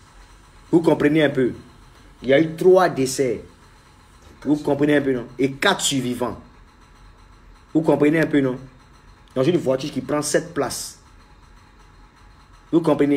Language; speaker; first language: French; native; French